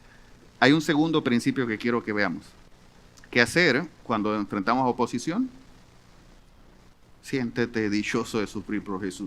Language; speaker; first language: Spanish; native; Spanish